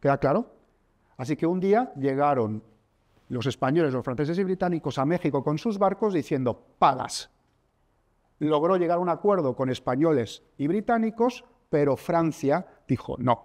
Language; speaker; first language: Spanish; native; Spanish